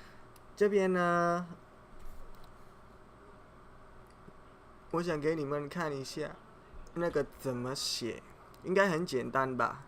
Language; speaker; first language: Chinese; non-native, fluent; Indonesian